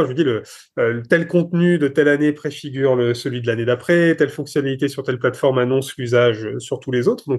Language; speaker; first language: French; native; French